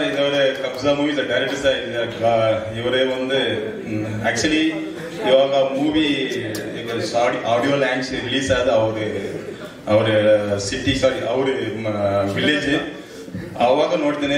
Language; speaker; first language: Kannada; non-native, learner; Tamil